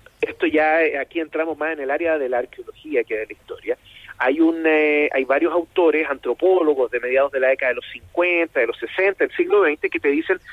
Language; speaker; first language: Spanish; native; Spanish